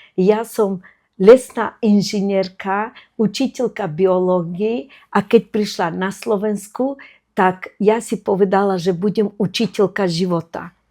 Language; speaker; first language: Slovak; non-native, fluent; Russian